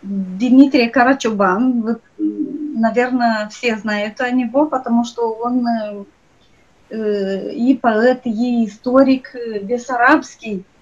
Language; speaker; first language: Russian; non-native, local second language; Romanian